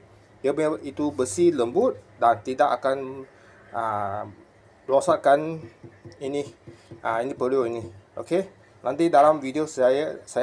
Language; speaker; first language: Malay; non-native, local second language; Chinese